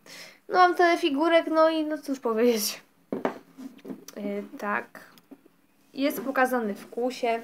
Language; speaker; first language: Polish; native; Polish